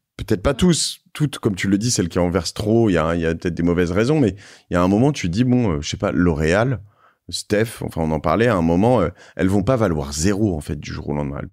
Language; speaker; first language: French; native; French